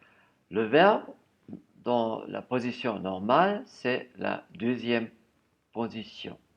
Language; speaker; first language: French; non-native, fluent; German